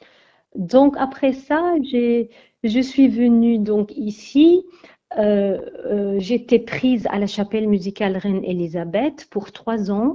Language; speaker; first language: French; non-native, fluent; Armenian